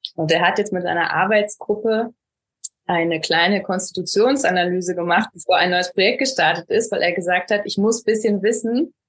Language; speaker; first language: German; native; German